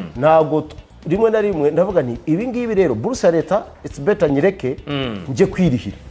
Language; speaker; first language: Kinyarwanda; early bilingual, heritage; Kinyarwanda